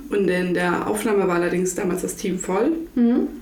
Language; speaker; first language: German; native; German